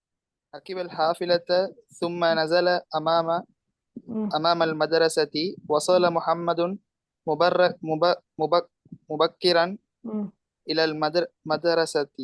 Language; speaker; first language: Arabic; non-native, learner; Tamil